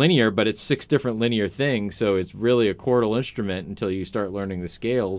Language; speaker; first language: English; native; English